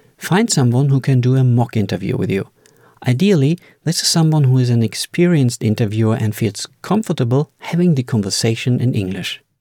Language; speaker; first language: English; non-native, fluent; German